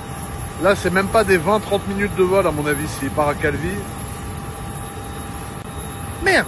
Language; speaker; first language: French; native; French